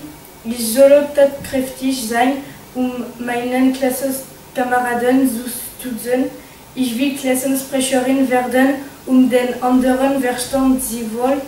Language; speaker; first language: German; non-native, learner; French